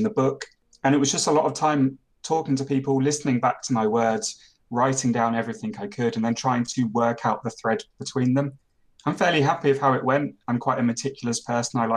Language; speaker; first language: English; native; English